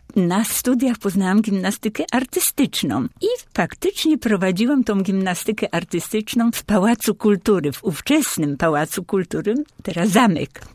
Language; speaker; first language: Polish; native; Polish